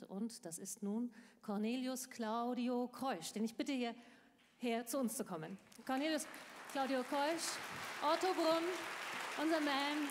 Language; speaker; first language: German; native; German